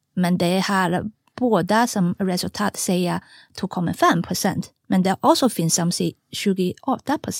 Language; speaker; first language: Swedish; non-native, fluent; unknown